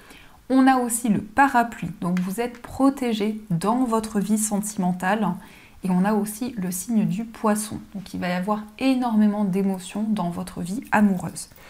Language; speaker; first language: French; native; French